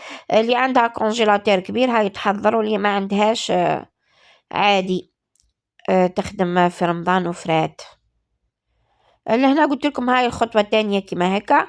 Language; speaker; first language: Arabic; native; Arabic